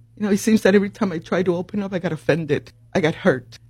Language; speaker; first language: English; early bilingual, other home language; Spanish